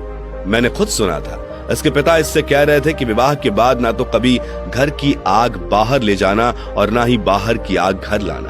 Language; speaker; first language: Hindi; native; Hindi